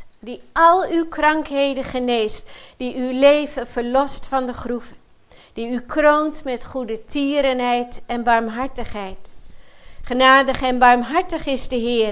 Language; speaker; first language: Dutch; native; Dutch